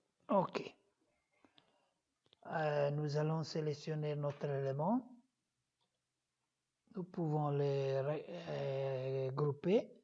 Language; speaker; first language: French; non-native, fluent; Italian